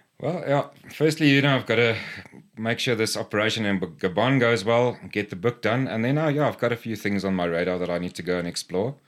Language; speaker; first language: English; non-native, local second language; Afrikaans